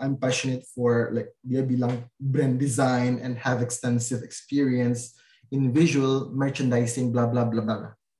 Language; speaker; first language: English; non-native, fluent; Indonesian